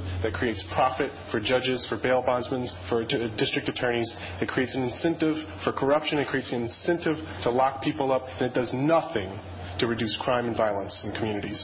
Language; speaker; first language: English; native; English